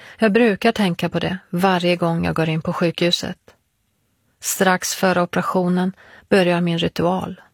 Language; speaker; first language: Swedish; early bilingual, other home language; Persian